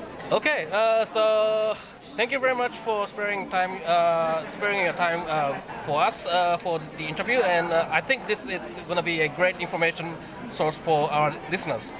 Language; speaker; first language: English; non-native, fluent; Japanese